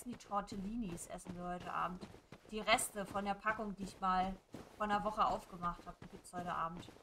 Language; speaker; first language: German; native; German